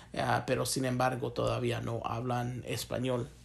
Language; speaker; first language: Spanish; early bilingual, heritage; Spanish